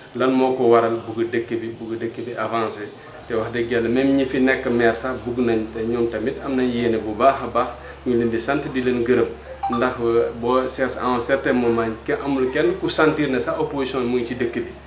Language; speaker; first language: Wolof; non-native, local second language; Fula